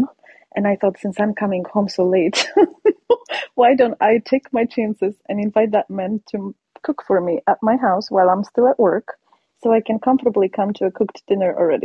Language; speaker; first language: English; non-native, fluent; Polish